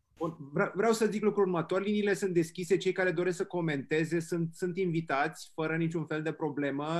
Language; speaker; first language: Romanian; native; Romanian